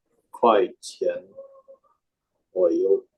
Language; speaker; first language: Chinese; non-native, learner; Indonesian